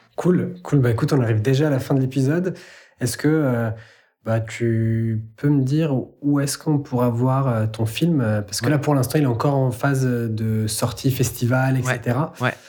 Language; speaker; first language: French; native; French